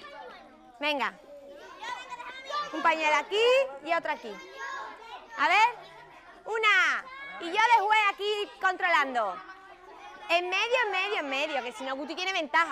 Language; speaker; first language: Spanish; native; Spanish